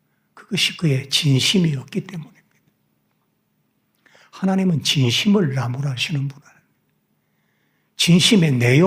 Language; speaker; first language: Korean; native; Korean